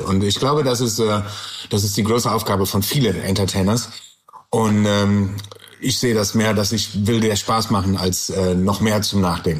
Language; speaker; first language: German; non-native, learner; English